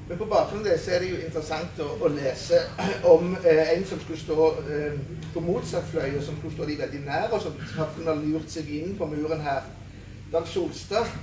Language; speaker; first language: Norwegian; native; Norwegian